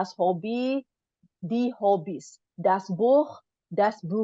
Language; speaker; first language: German; non-native, fluent; Indonesian